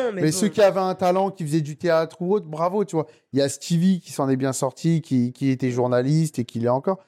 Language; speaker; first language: French; native; French